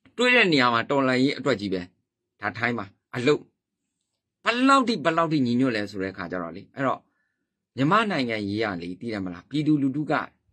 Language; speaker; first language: Burmese; native; Burmese